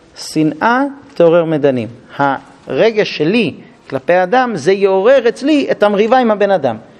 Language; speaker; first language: Hebrew; non-native, fluent; English